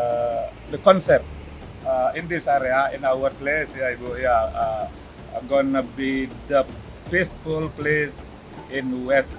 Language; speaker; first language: English; non-native, learner; Indonesian